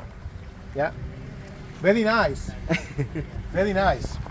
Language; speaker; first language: English; non-native, learner; Italian